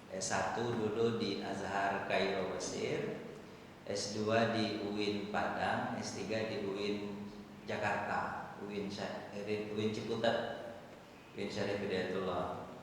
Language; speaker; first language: Indonesian; non-native, local second language; Minangkabau